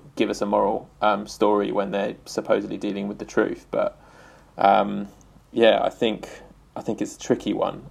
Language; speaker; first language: English; native; English